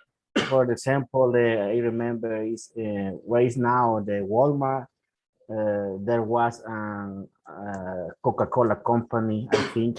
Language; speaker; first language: English; non-native, learner; Spanish